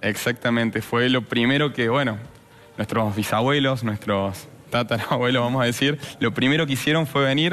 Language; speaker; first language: Spanish; native; Spanish